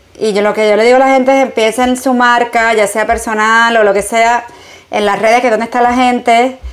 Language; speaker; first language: Spanish; native; Spanish